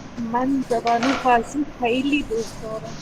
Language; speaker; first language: Persian; non-native, learner; Urdu